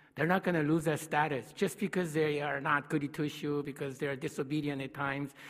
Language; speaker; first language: English; non-native, fluent; Korean